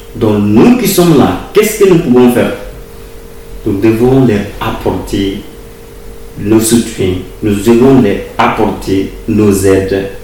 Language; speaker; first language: French; non-native, local second language; Bambara